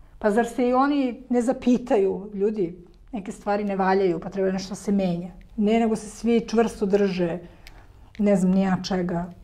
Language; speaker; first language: Serbian; native; Serbian